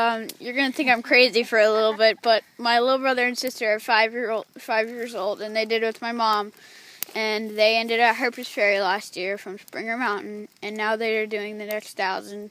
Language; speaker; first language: English; native; English